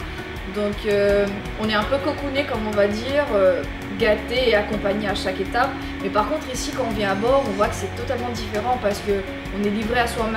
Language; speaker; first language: French; non-native, local second language; Morisyen